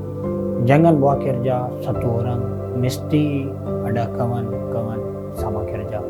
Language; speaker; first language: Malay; non-native, learner; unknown